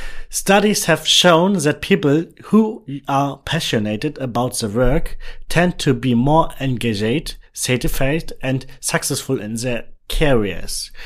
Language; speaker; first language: English; non-native, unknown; German